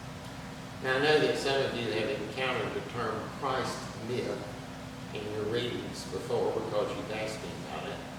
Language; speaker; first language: English; native; English